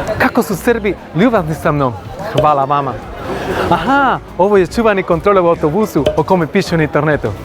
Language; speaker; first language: Bosnian; non-native, fluent; Spanish